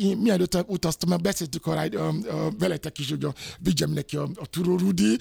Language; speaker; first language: Hungarian; non-native, learner; Yoruba